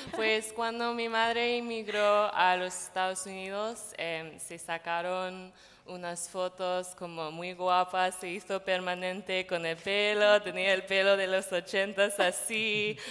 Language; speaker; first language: Spanish; non-native, fluent; English